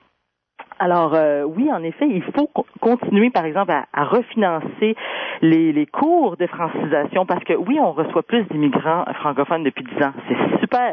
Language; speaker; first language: French; native; French